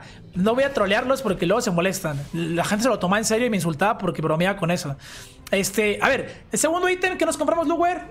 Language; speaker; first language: Spanish; native; Spanish